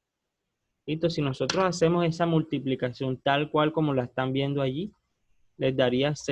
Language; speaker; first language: Spanish; native; Spanish